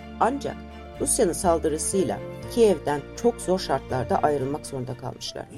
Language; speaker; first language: Turkish; native; Turkish